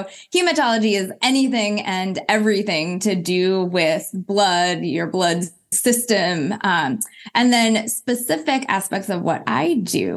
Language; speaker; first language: English; native; English